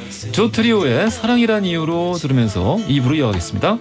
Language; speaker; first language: Korean; native; Korean